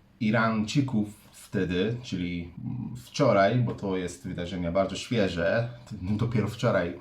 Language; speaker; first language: Polish; non-native, fluent; Persian